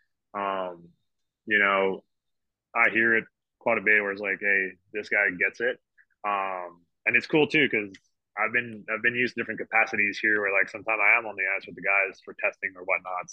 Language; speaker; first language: English; non-native, fluent; French